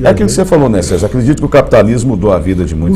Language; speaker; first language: Portuguese; native; Portuguese